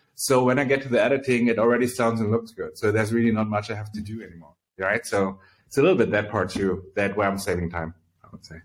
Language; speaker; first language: English; early bilingual, other home language; Chinese